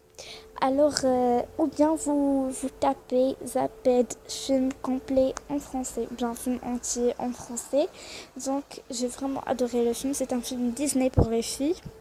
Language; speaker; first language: French; non-native, learner; Arabic